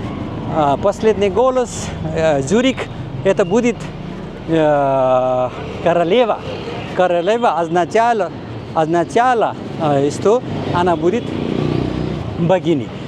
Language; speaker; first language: Russian; non-native, fluent; Nepali